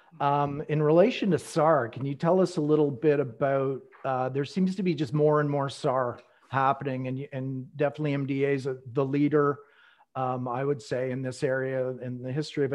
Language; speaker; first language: English; native; English